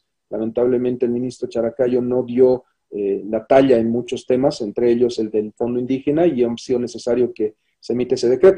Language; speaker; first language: Spanish; native; Spanish